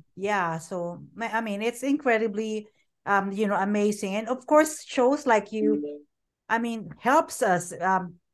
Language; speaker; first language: English; non-native, local second language; Filipino